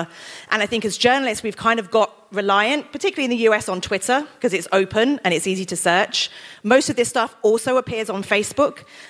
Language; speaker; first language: English; native; English